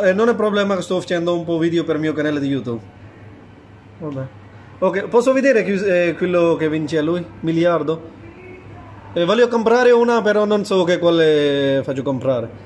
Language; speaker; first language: Italian; non-native, learner; Urdu